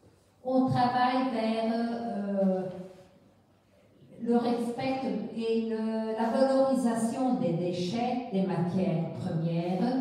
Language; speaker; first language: French; non-native, fluent; Italian